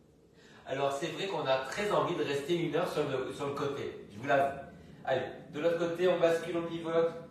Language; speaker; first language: French; native; French